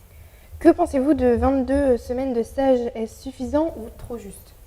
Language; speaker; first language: French; native; French